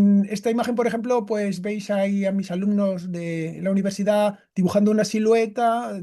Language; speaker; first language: Spanish; native; Spanish